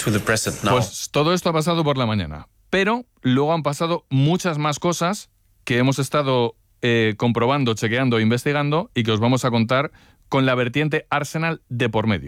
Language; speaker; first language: Spanish; native; Spanish